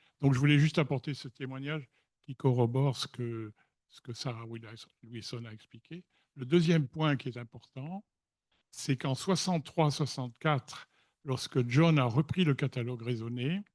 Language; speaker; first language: French; native; French